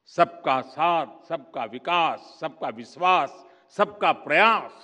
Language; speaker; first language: Hindi; non-native, local second language; Gujarati